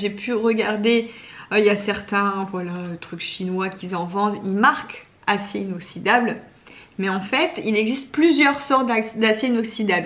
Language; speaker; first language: French; native; French